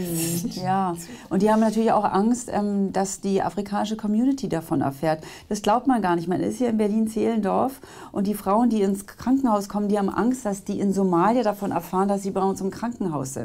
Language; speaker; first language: German; native; German